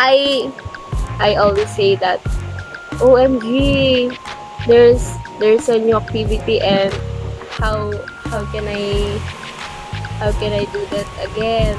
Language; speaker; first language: English; non-native, local second language; Filipino